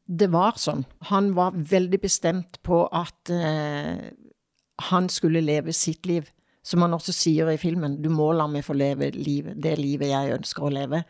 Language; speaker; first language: Norwegian; native; Norwegian